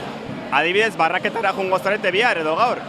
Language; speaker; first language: Basque; native; Basque